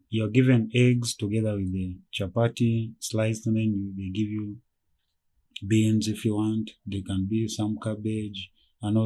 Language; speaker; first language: English; non-native, local second language; Ganda